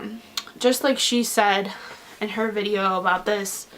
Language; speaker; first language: English; native; English